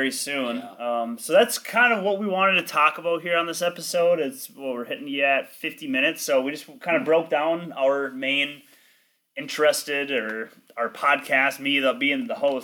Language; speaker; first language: English; native; English